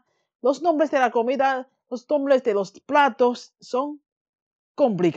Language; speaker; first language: Spanish; non-native, fluent; Chinese